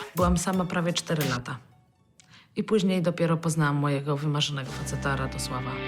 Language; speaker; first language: Polish; native; Polish